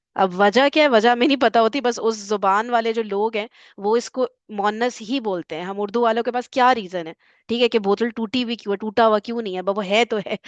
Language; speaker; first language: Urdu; native; Urdu